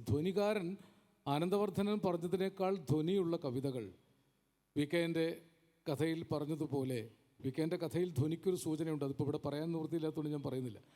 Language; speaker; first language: Malayalam; native; Malayalam